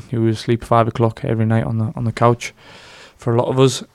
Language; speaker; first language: English; native; English